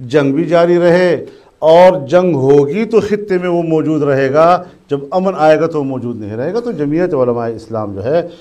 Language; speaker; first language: Urdu; non-native, local second language; Pashto